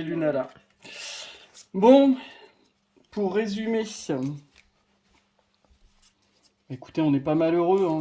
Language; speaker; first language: French; native; French